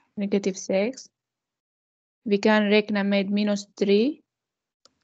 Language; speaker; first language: Swedish; non-native, learner; Arabic